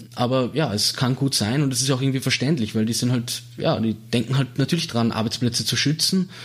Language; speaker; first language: German; native; German